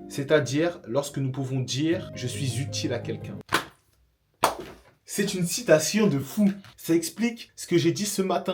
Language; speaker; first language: French; native; French